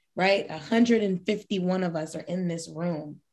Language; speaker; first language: English; native; English